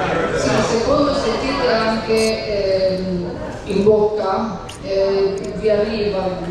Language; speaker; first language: Italian; native; Italian